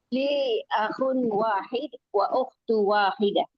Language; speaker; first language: Arabic; non-native, learner; Malay